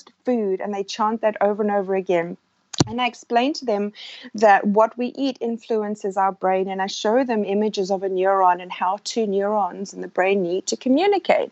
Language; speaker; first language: English; native; English